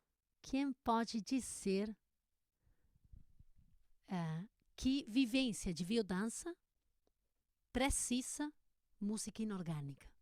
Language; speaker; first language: Portuguese; non-native, learner; Spanish